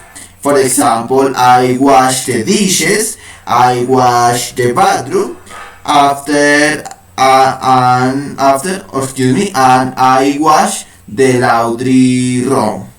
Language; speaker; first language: English; non-native, learner; Spanish